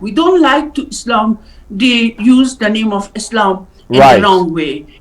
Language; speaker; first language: English; non-native, learner; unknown